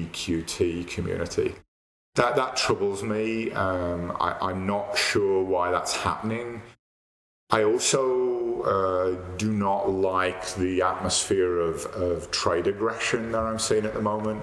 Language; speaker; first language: English; native; English